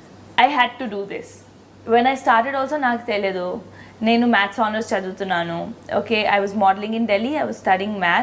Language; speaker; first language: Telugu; non-native, fluent; Hindi